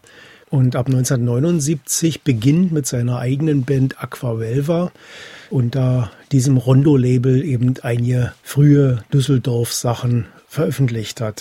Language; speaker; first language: German; native; German